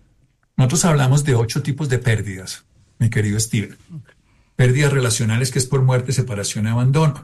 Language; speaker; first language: Spanish; native; Spanish